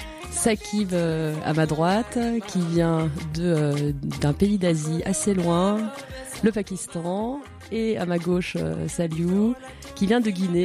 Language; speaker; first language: French; native; French